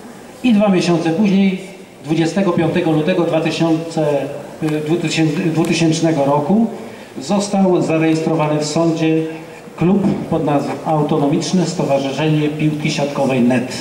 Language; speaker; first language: Polish; native; Polish